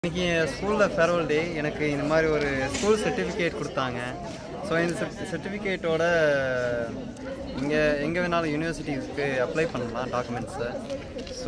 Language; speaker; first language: Tamil; early bilingual, heritage; Tamil